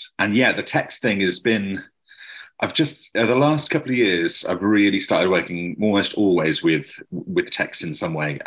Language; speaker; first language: English; native; English